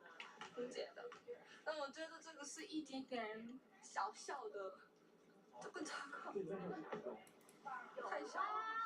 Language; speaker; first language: Chinese; non-native, learner; Korean